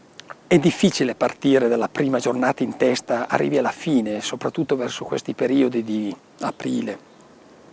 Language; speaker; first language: Italian; native; Italian